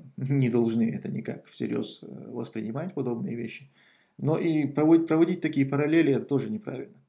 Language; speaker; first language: Russian; non-native, local second language; Chechen